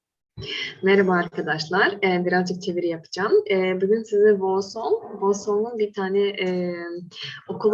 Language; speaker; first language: Turkish; non-native, fluent; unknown